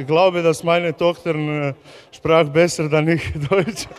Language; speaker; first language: German; non-native, learner; Croatian